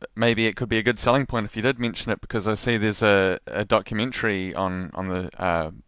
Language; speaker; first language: English; native; English